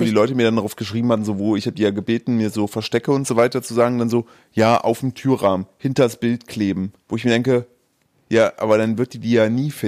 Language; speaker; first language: German; native; German